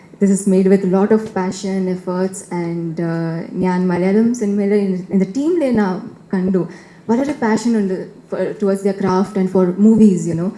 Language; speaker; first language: Malayalam; non-native, learner; Tamil